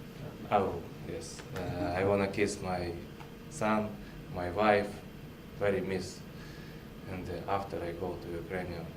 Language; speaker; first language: English; non-native, learner; Russian